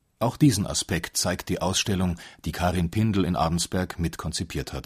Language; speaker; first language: German; native; German